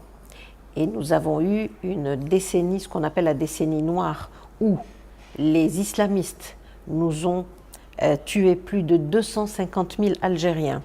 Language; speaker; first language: French; non-native, local second language; Arabic